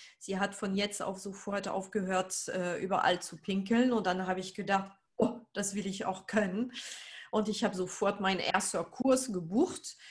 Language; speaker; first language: German; non-native, fluent; French